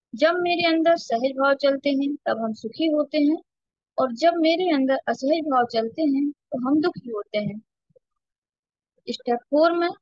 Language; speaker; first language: Hindi; native; Hindi